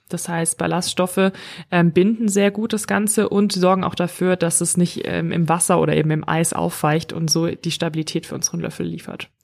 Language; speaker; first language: German; native; German